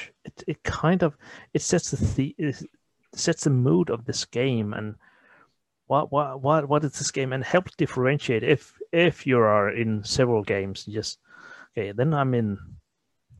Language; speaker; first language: English; non-native, fluent; Danish